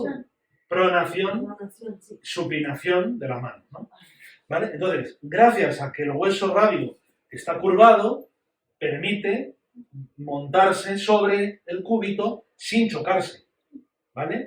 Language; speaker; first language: Spanish; native; Spanish